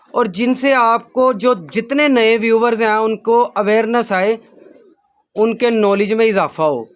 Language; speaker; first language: Urdu; non-native, local second language; Punjabi